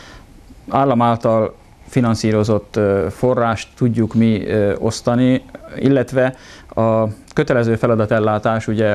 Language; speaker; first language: Hungarian; native; Hungarian